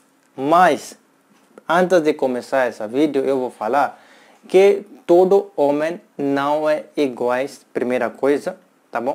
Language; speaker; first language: Portuguese; non-native, learner; Hindi